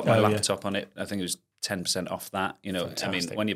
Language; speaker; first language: English; non-native, local second language; Welsh